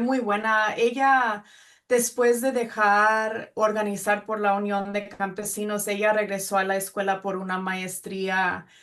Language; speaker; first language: Spanish; early bilingual, other home language; English